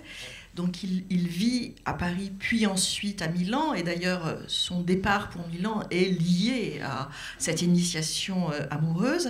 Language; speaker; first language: French; native; French